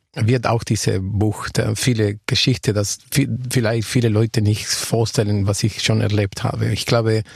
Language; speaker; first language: German; non-native, learner; Spanish